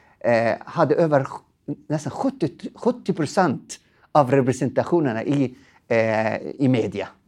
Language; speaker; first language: Swedish; non-native, fluent; Arabic